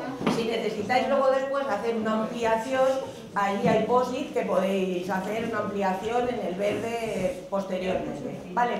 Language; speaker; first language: Spanish; native; Spanish